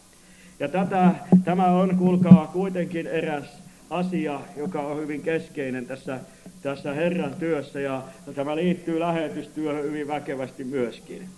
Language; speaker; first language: Finnish; native; Finnish